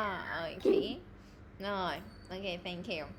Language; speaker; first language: English; non-native, fluent; Vietnamese